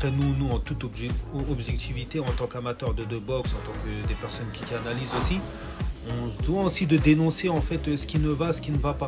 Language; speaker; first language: French; native; French